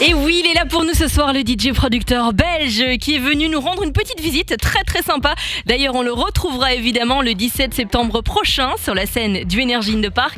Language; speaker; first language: French; native; French